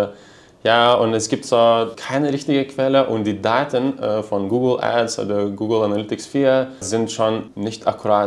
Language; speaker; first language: German; non-native, learner; Lithuanian